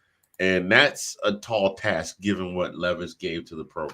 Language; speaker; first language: English; native; English